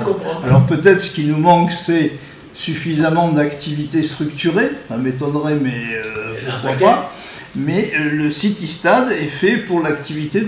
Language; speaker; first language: French; native; French